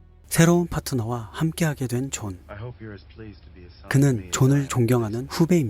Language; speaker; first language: Korean; native; Korean